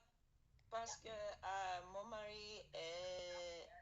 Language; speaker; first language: French; non-native, learner; English